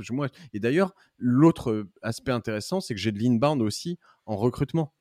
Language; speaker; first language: French; native; French